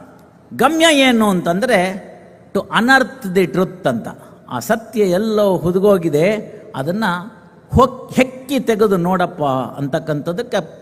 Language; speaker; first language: Kannada; native; Kannada